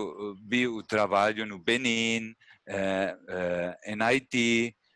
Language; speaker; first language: Portuguese; non-native, learner; German